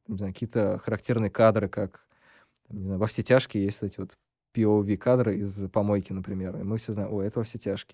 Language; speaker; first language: Russian; native; Russian